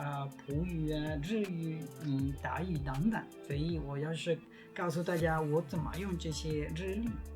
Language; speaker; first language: Chinese; non-native, fluent; Spanish